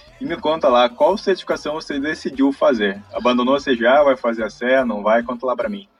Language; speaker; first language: Portuguese; native; Portuguese